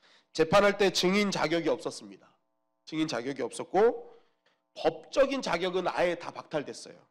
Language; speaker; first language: Korean; native; Korean